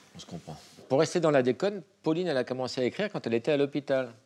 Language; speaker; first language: French; native; French